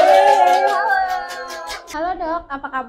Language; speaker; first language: Indonesian; native; Indonesian